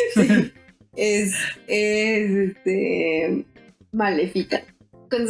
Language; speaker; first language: Spanish; native; Spanish